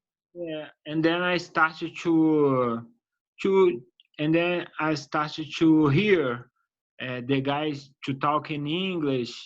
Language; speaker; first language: English; non-native, learner; Portuguese